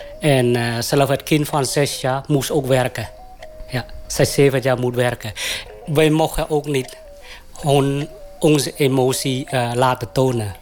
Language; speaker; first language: Dutch; non-native, fluent; Khmer